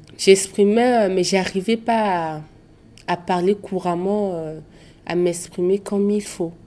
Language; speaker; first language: French; non-native, local second language; Sango